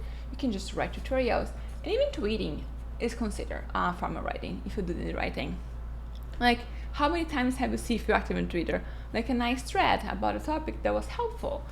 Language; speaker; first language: English; non-native, fluent; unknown